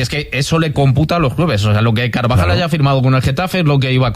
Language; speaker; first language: Spanish; native; Spanish